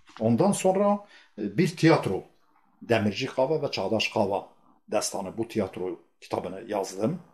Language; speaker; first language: Turkish; non-native, local second language; Kurdish